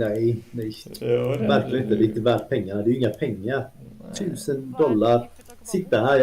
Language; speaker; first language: Swedish; native; Swedish